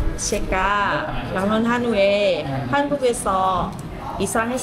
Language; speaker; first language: Korean; non-native, learner; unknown